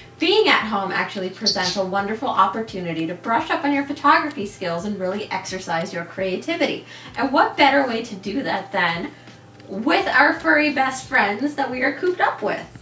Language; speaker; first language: English; native; English